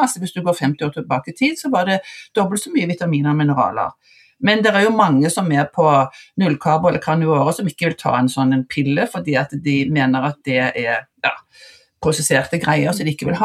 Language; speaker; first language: Norwegian; native; Norwegian